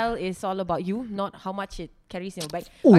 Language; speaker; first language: English; non-native, local second language; Malay